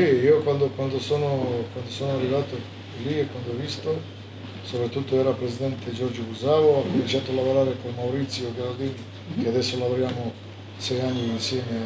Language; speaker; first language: Italian; non-native, fluent; Serbian